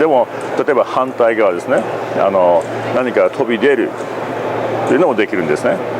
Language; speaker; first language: Japanese; early bilingual, heritage; English